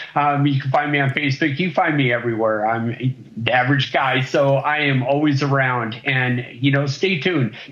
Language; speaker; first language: English; native; English